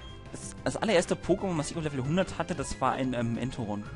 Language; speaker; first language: German; native; German